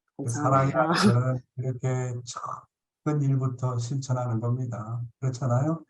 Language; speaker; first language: Korean; native; Korean